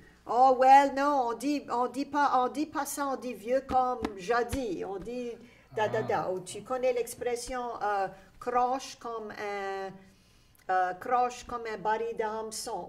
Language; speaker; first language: French; native; French